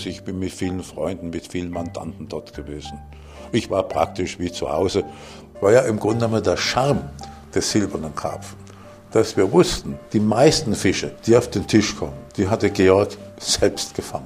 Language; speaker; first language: German; native; German